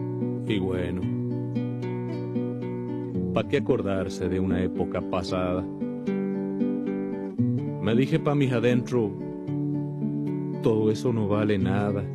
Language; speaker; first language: Spanish; native; Spanish